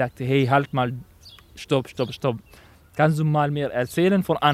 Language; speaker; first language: German; non-native, learner; Arabic